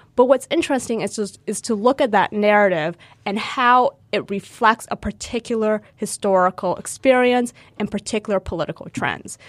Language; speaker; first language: English; native; English